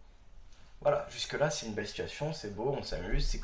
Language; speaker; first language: French; native; French